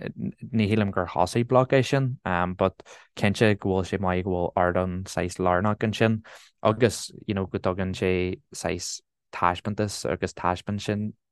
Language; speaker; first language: Irish; non-native, local second language; English